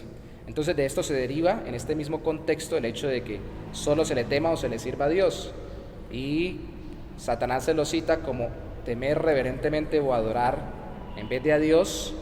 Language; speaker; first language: Spanish; native; Spanish